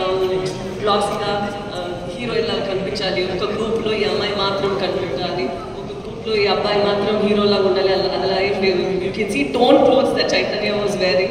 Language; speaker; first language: Telugu; non-native, local second language; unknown